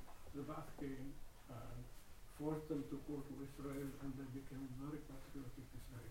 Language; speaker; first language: English; non-native, fluent; Arabic